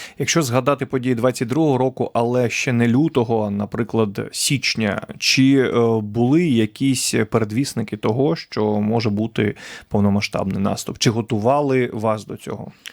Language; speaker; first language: Ukrainian; native; Ukrainian